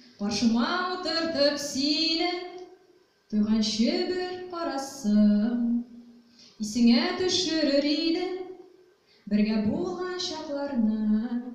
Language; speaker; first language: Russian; non-native, local second language; Tatar